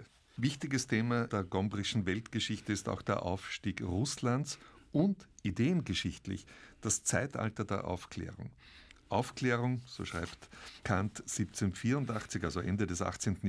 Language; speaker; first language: German; native; German